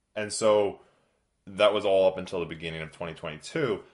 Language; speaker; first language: English; native; English